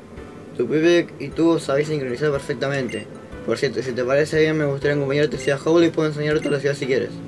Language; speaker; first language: Spanish; native; Spanish